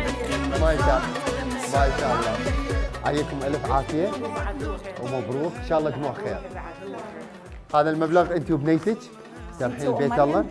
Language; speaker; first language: Arabic; native; Arabic